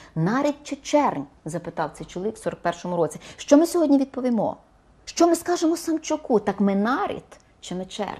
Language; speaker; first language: Ukrainian; native; Ukrainian